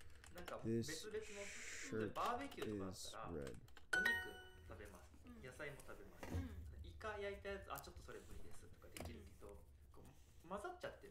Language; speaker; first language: Japanese; native; Japanese